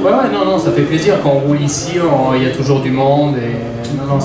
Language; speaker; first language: French; native; French